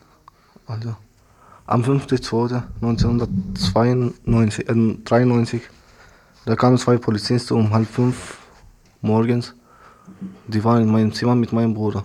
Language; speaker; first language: German; non-native, learner; Arabic